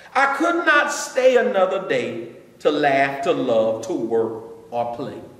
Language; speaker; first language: English; native; English